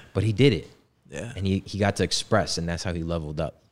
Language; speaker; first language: English; early bilingual, other home language; Polish